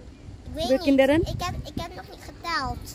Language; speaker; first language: Dutch; early bilingual, other home language; Indonesian